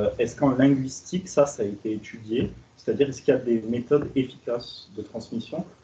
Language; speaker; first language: French; native; French